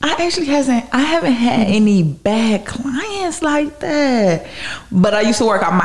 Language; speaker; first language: English; native; English